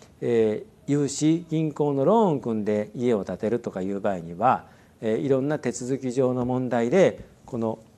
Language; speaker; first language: Japanese; native; Japanese